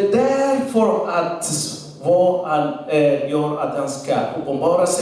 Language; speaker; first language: Swedish; non-native, learner; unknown